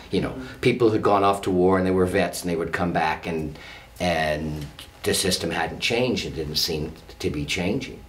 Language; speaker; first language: English; native; English